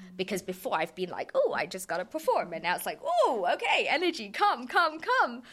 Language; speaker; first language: English; native; English